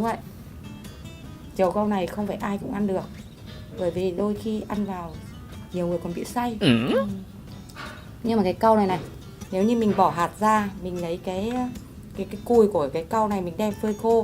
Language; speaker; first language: Vietnamese; native; Vietnamese